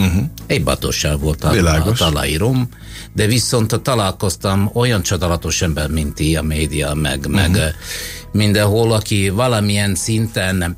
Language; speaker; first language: Hungarian; non-native, fluent; Italian